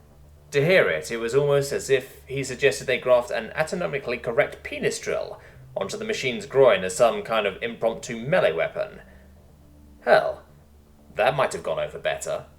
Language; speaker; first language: English; native; English